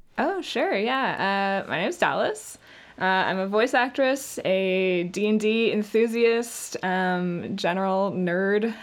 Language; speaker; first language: English; native; English